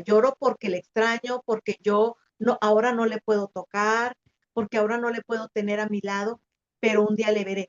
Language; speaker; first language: Spanish; native; Spanish